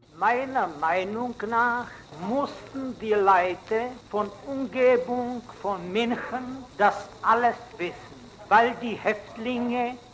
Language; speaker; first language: German; non-native, fluent; Czech